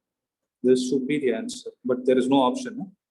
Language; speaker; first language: English; non-native, local second language; Tamil